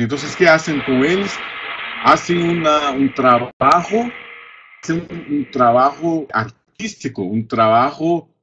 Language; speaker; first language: Spanish; non-native, fluent; Portuguese